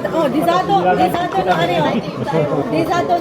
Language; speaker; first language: Japanese; non-native, fluent; Filipino